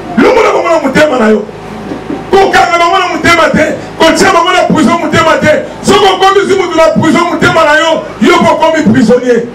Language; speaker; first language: Lingala; native; Lingala